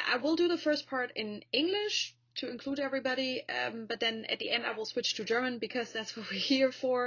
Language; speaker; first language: English; non-native, fluent; German